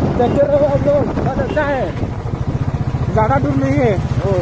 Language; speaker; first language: Hindi; non-native, local second language; Bodo